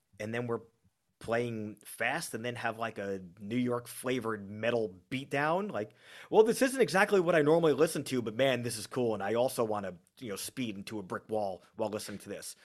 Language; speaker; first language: English; native; English